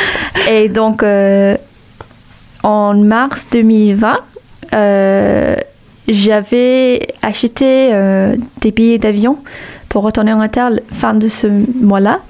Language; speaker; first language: French; non-native, fluent; English